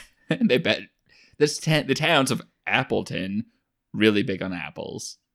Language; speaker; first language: English; native; English